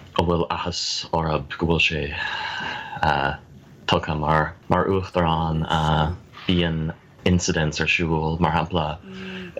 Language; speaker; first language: Irish; non-native, fluent; English